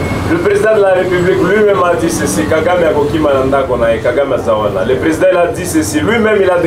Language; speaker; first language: French; non-native, local second language; Lingala